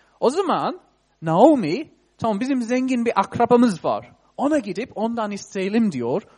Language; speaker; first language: Turkish; non-native, fluent; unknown